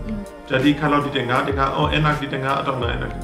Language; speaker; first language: Indonesian; non-native, fluent; German